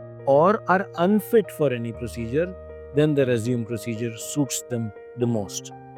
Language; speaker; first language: English; non-native, local second language; Hindi